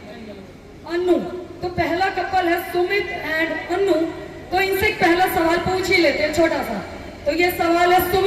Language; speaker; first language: Hindi; native; Hindi